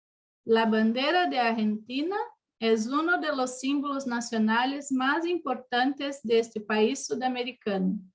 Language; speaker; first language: Spanish; non-native, learner; Portuguese